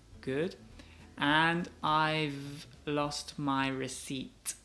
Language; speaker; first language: English; native; English